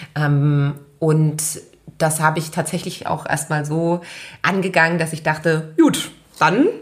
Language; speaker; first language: German; native; German